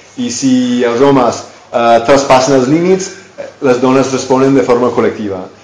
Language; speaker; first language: Catalan; non-native, fluent; English